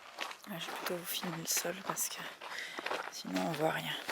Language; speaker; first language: French; native; French